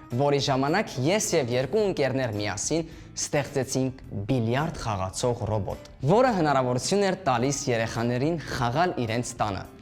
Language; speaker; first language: Armenian; early bilingual, heritage; Armenian